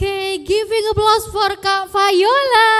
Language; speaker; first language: English; non-native, fluent; Indonesian